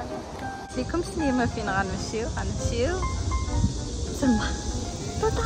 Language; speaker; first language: Arabic; native; Arabic